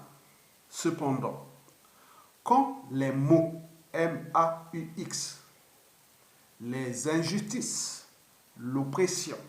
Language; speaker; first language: French; non-native, local second language; Lingala